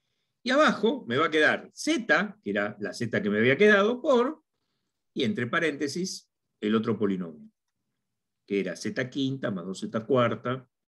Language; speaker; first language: Spanish; native; Spanish